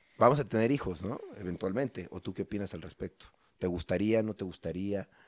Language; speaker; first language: Spanish; native; Spanish